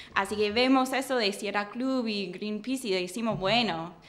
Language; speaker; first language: Spanish; non-native, fluent; English